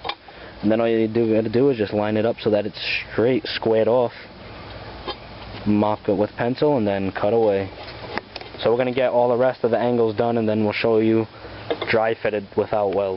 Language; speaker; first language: English; native; English